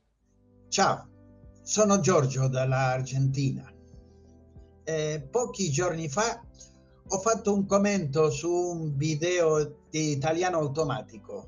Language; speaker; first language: Italian; non-native, fluent; Spanish